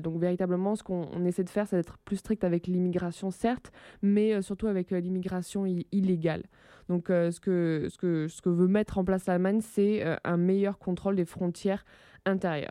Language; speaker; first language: French; native; French